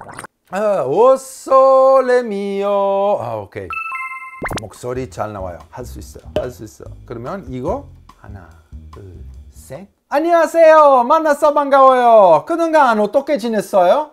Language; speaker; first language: Korean; non-native, learner; Italian